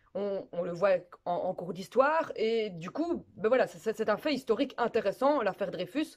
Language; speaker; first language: French; native; French